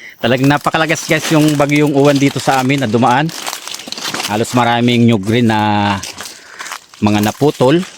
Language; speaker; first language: Filipino; non-native, local second language; Bikol